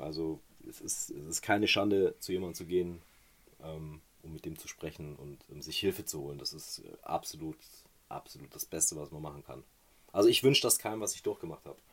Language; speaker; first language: German; native; German